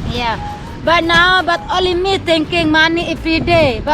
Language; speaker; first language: English; non-native, learner; Sasak